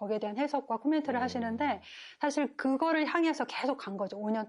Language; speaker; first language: Korean; native; Korean